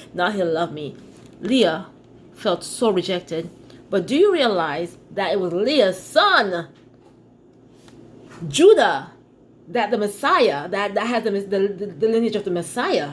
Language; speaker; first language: English; native; English